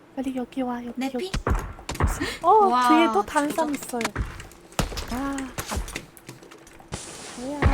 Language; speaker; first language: Korean; non-native, learner; Chinese